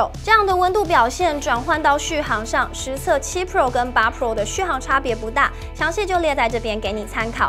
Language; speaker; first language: Chinese; native; Chinese